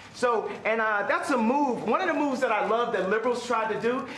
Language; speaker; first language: English; native; English